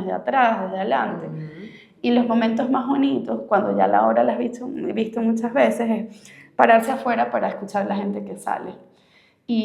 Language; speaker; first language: Spanish; native; Spanish